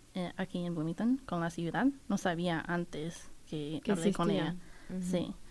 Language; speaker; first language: Spanish; non-native, fluent; English